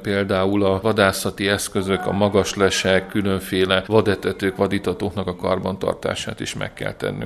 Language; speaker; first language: Hungarian; native; Hungarian